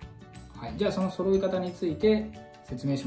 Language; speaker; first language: Japanese; native; Japanese